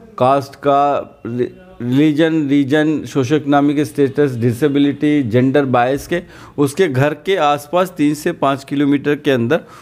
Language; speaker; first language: Hindi; native; Hindi